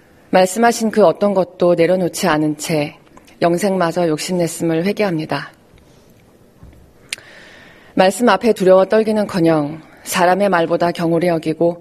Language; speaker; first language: Korean; native; Korean